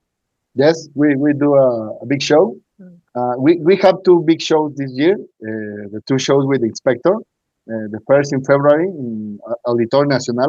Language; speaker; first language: English; non-native, learner; Spanish